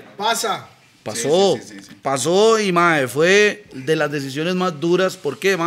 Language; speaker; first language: Spanish; native; Spanish